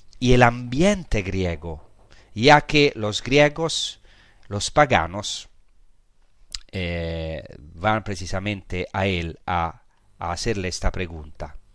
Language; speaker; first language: Spanish; non-native, fluent; Italian